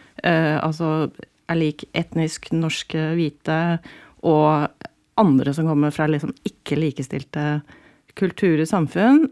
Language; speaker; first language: Norwegian; native; Norwegian